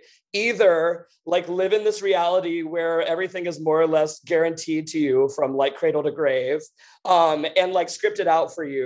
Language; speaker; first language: English; native; English